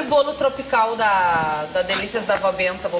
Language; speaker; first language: Portuguese; native; Portuguese